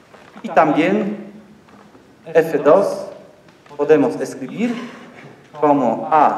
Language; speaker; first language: Spanish; non-native, learner; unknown